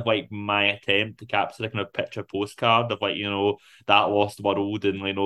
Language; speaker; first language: English; native; English